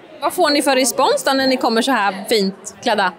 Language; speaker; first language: Swedish; native; Swedish